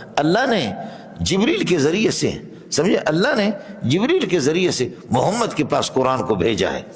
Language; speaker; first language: Urdu; non-native, local second language; Baluchi